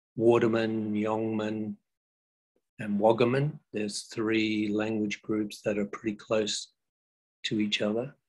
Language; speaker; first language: English; native; English